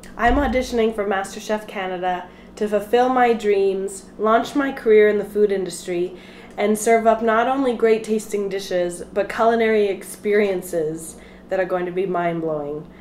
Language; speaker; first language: English; native; English